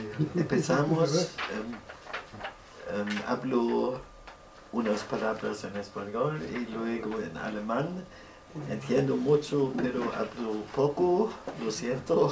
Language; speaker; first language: Spanish; non-native, learner; German